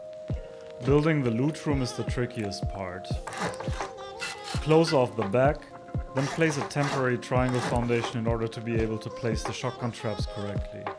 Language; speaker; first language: English; non-native, fluent; German